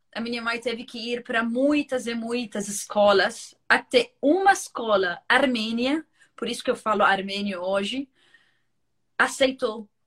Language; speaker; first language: Portuguese; non-native, fluent; Arabic